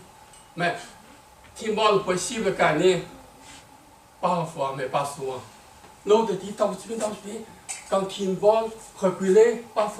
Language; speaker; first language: French; non-native, learner; Chinese